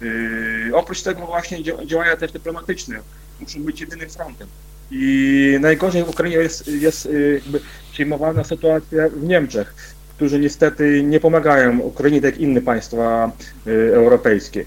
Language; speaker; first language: Polish; non-native, fluent; Ukrainian